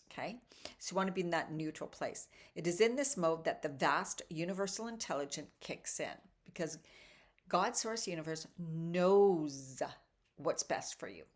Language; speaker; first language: English; native; English